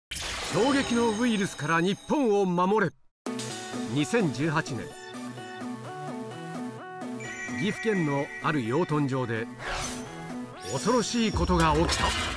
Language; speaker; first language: Japanese; native; Japanese